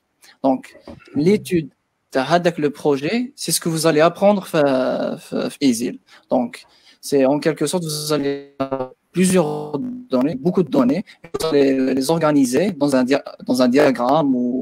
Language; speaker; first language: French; non-native, local second language; Arabic